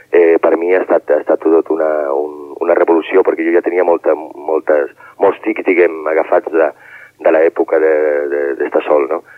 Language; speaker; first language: Catalan; non-native, local second language; Spanish